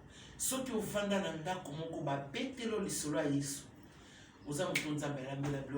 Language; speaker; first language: French; non-native, local second language; Lingala